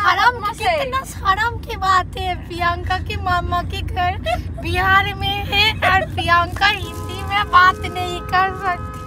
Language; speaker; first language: Hindi; non-native, local second language; Bangla